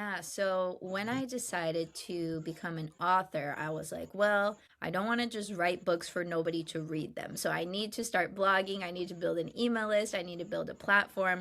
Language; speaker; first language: English; native; English